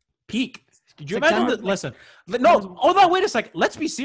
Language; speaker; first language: English; native; English